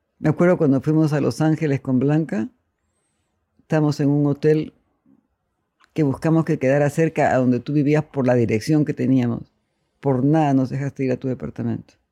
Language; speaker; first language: Spanish; native; Spanish